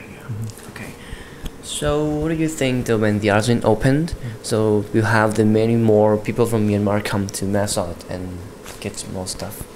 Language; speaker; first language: English; non-native, learner; Thai